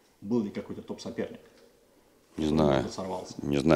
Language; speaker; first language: Russian; native; Russian